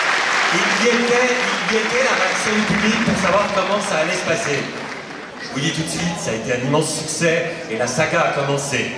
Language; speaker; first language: French; native; French